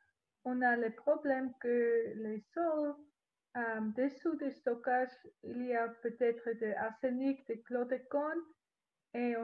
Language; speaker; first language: French; non-native, learner; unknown